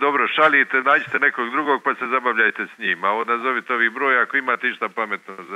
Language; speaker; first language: Croatian; native; Croatian